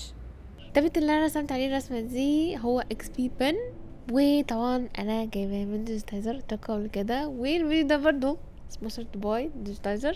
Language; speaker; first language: Arabic; native; Arabic